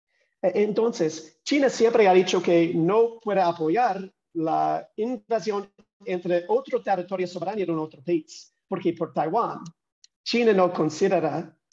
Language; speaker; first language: Spanish; non-native, fluent; English